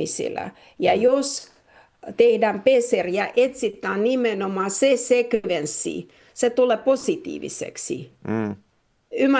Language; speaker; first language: Finnish; non-native, fluent; Russian